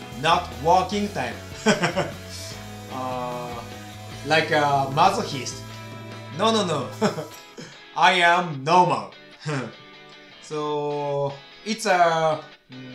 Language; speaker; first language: English; non-native, learner; Japanese